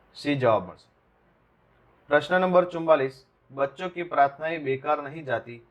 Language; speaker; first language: Hindi; non-native, local second language; Gujarati